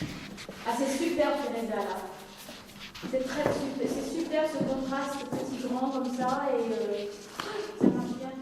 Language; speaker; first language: French; native; French